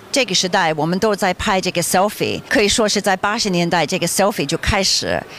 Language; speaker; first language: Chinese; non-native, fluent; English